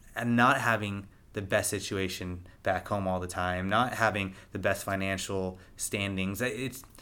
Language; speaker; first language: English; native; English